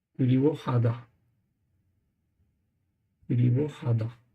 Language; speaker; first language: Korean; non-native, learner; English